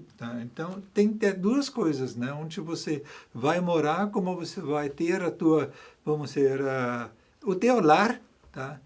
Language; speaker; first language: Portuguese; non-native, fluent; German